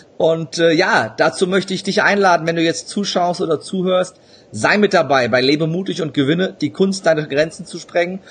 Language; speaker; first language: German; native; German